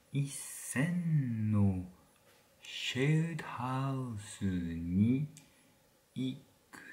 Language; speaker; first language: Japanese; non-native, learner; French